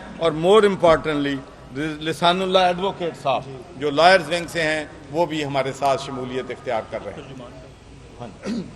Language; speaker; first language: Urdu; non-native, local second language; Punjabi